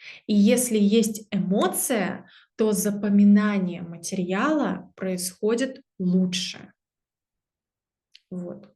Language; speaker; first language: Russian; native; Russian